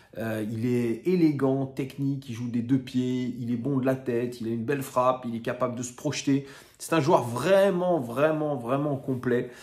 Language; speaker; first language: French; native; French